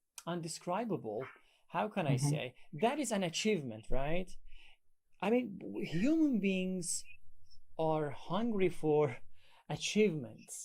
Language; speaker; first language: English; non-native, fluent; Persian